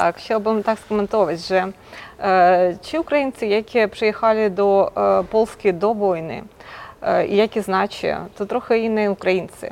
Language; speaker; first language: Polish; non-native, local second language; Ukrainian